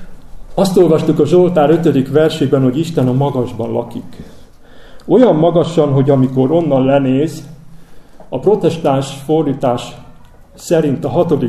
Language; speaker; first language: Hungarian; native; Hungarian